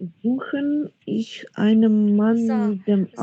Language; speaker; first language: German; non-native, learner; Macedonian